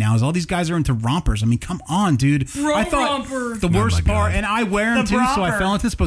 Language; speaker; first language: English; native; English